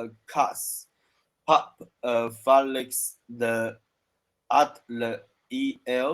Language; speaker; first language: English; non-native, learner; Chinese